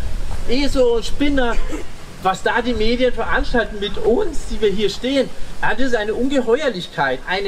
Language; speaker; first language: German; native; German